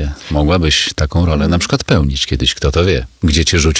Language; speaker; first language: Polish; native; Polish